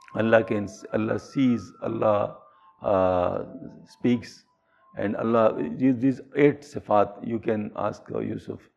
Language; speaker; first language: English; non-native, local second language; Pashto